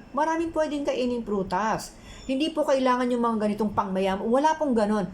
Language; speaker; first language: Filipino; native; Filipino